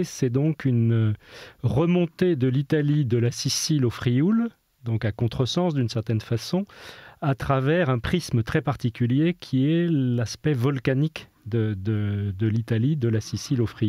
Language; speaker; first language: French; native; French